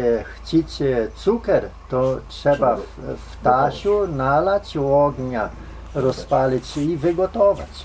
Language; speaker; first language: Polish; early bilingual, heritage; Polish